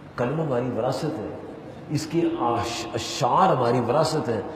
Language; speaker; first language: Urdu; non-native, local second language; Punjabi